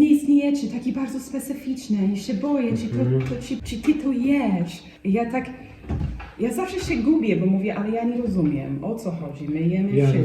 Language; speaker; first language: Polish; non-native, fluent; English